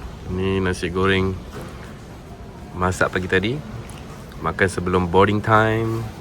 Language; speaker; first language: Malay; native; Malay